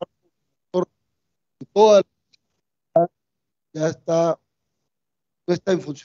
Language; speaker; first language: Spanish; native; Spanish